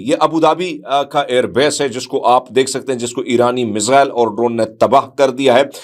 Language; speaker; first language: Urdu; non-native, local second language; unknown